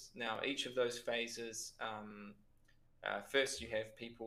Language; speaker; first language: English; native; English